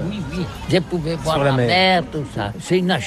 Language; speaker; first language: French; non-native, learner; Catalan